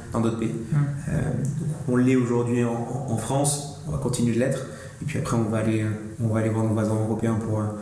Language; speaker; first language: French; native; French